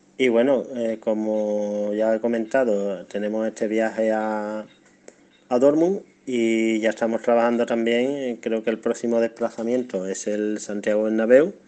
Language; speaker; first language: Spanish; native; Spanish